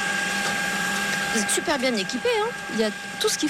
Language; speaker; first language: French; native; French